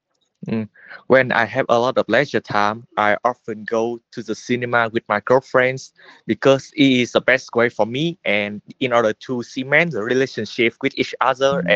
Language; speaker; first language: English; non-native, learner; Vietnamese